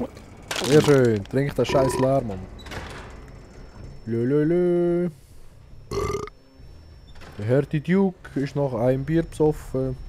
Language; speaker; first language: German; native; German